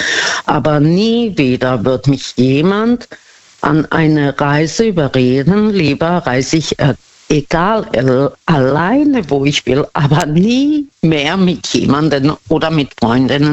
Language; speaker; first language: German; non-native, fluent; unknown